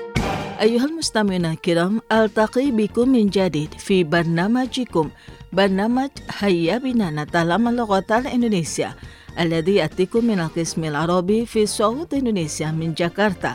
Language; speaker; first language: Arabic; non-native, fluent; Indonesian